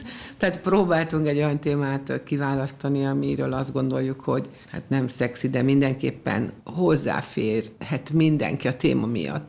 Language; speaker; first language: Hungarian; native; Hungarian